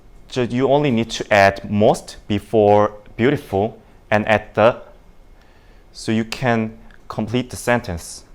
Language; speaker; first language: English; non-native, learner; Indonesian